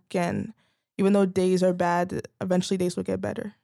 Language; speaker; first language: English; native; English